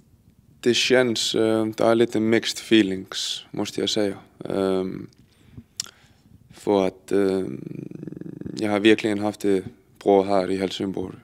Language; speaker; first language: Swedish; non-native, fluent; Icelandic